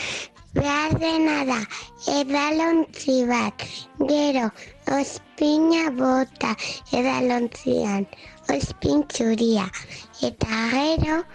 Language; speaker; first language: Basque; non-native, local second language; Spanish